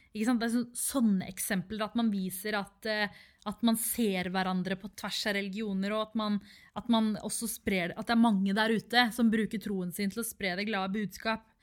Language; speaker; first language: Norwegian; early bilingual, other home language; Tamil